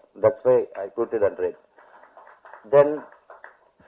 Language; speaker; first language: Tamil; non-native, learner; Telugu